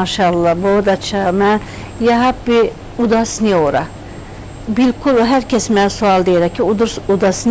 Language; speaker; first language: Hindi; non-native, learner; Turkish